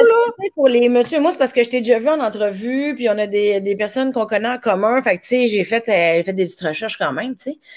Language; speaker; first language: French; native; French